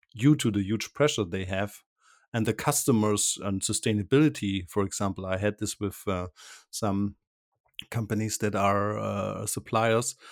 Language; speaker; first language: English; non-native, fluent; German